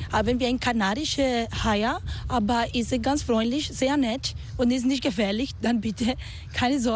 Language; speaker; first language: German; non-native, learner; Spanish